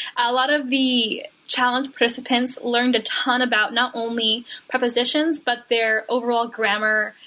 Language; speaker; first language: English; native; English